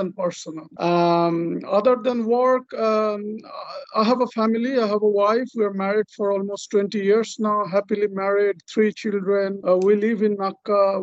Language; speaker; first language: English; non-native, local second language; Bangla